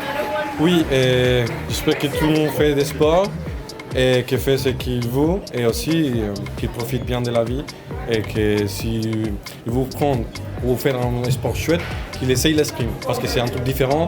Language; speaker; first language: French; non-native, learner; Spanish